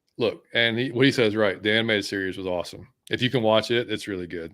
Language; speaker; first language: English; native; English